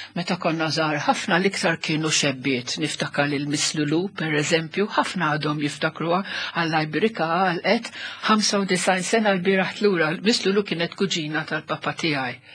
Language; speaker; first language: Maltese; non-native, local second language; Italian